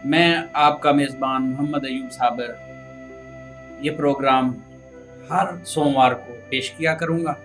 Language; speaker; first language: Urdu; non-native, local second language; Punjabi